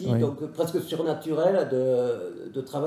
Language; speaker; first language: French; native; French